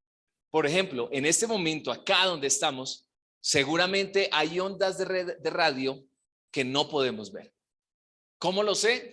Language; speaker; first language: Spanish; native; Spanish